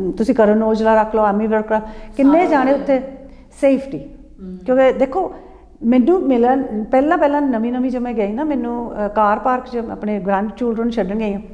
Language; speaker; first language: Punjabi; early bilingual, heritage; Punjabi